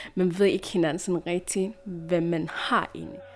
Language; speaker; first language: Danish; non-native, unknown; Tigrinya